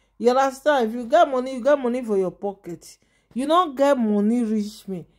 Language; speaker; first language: Nigerian Pidgin; non-native, local second language; Yoruba